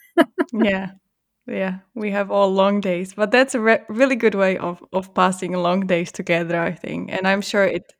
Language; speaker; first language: English; non-native, fluent; Czech